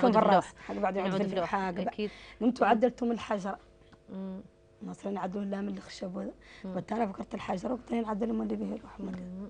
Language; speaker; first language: Arabic; native; Arabic